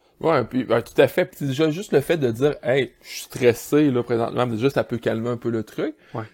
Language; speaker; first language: French; native; French